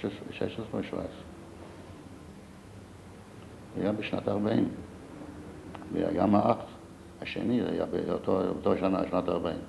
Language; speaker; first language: Hebrew; non-native, fluent; Yiddish